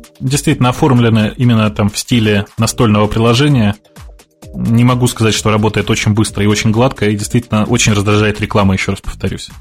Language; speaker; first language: Russian; native; Russian